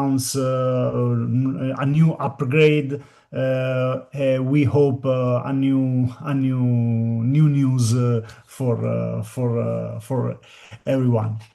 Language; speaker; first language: English; non-native, learner; Italian